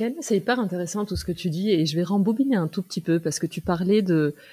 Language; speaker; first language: French; native; French